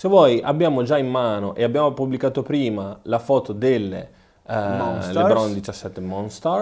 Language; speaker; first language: Italian; native; Italian